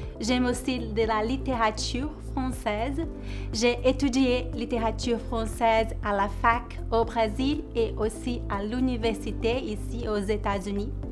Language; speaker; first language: French; non-native, fluent; Portuguese